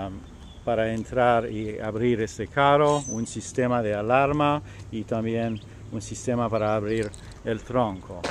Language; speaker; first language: Spanish; non-native, learner; French